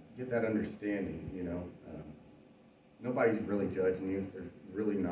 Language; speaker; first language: English; native; English